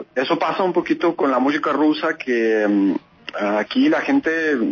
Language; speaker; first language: Spanish; non-native, fluent; Russian